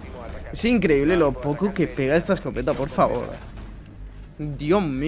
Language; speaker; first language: Spanish; native; Spanish